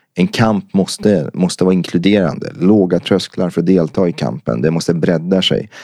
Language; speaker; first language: Swedish; early bilingual, other home language; Persian